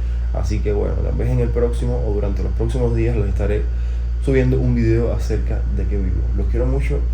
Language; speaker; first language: Spanish; native; Spanish